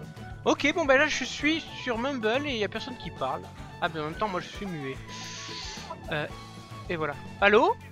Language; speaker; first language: French; native; French